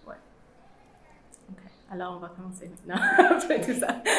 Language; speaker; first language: French; non-native, learner; English